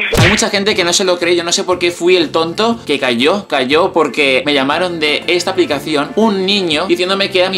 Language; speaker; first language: Spanish; native; Spanish